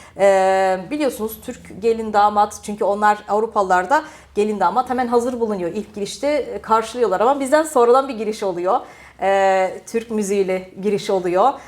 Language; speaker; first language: Turkish; early bilingual, heritage; Turkish